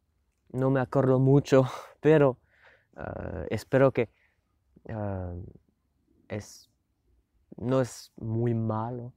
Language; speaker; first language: Spanish; non-native, learner; French